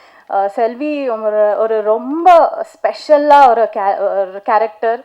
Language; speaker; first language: Tamil; non-native, learner; Kannada